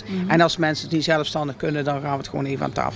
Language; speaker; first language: Dutch; native; Dutch